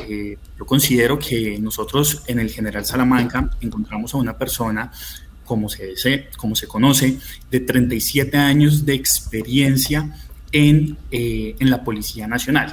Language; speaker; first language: Spanish; native; Spanish